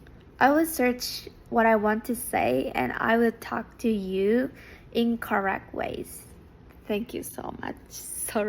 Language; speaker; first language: English; non-native, fluent; Japanese